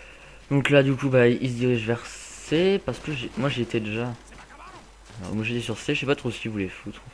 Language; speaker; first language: French; native; French